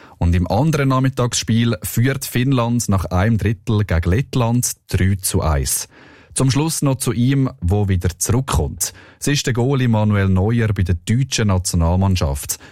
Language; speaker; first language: German; native; German